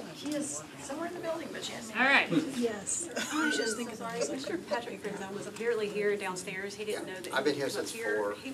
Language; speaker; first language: English; native; English